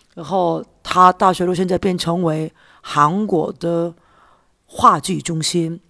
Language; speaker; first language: Chinese; non-native, fluent; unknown